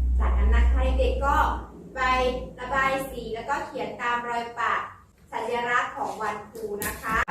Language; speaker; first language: Thai; native; Thai